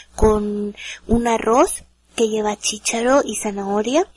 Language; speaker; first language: Spanish; native; Spanish